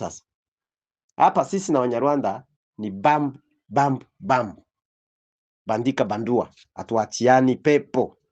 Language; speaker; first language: Swahili; native; Swahili